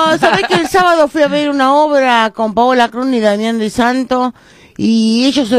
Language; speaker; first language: Spanish; native; Spanish